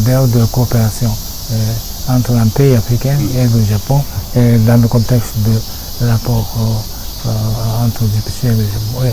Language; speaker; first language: French; non-native, fluent; Japanese